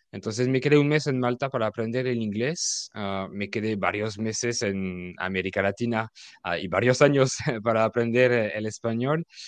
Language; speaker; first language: Spanish; non-native, fluent; French